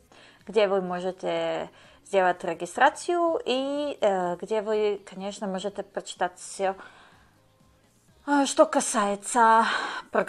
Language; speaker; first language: Russian; non-native, learner; Serbian